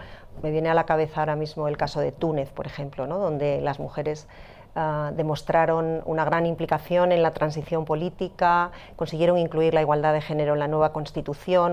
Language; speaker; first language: Spanish; native; Spanish